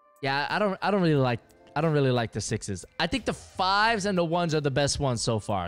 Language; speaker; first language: English; native; English